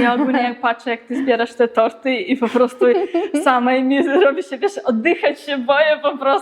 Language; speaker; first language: Polish; native; Polish